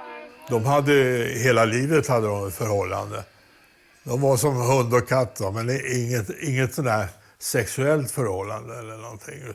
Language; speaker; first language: Swedish; native; Swedish